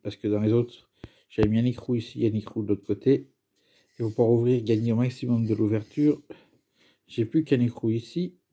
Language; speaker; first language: French; native; French